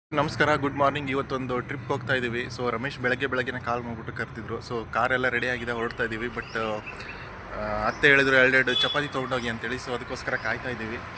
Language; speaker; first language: Kannada; native; Kannada